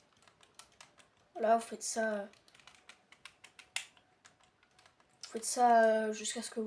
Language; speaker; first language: French; native; French